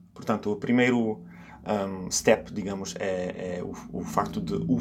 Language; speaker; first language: Portuguese; non-native, fluent; Italian